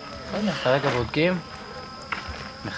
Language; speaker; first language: Hebrew; native; Hebrew